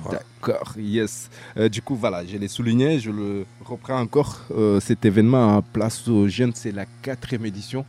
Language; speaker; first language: French; native; French